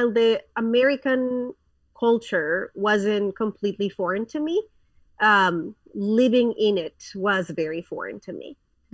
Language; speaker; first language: English; non-native, fluent; Spanish